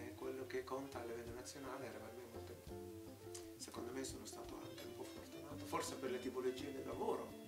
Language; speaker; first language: Italian; non-native, fluent; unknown